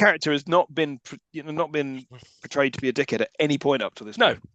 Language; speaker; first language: English; native; English